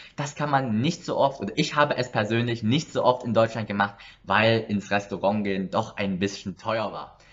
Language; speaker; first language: German; early bilingual, other home language; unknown